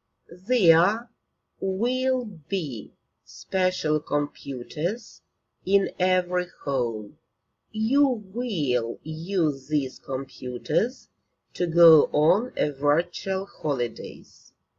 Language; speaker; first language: English; non-native, fluent; Ukrainian